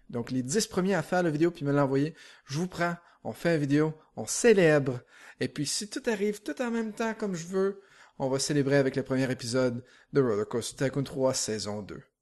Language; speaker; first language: French; native; French